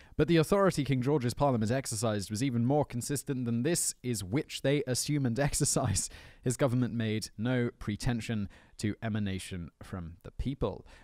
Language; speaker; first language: English; native; English